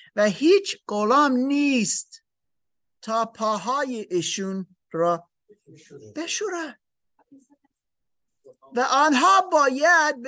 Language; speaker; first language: Persian; non-native, learner; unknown